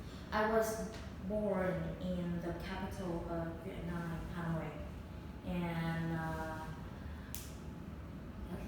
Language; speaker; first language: English; non-native, fluent; Vietnamese